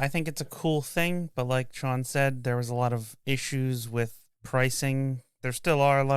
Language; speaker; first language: English; native; English